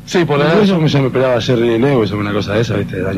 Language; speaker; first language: Spanish; native; Spanish